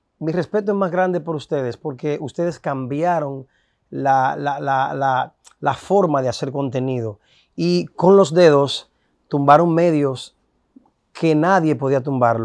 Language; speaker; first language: Spanish; native; Spanish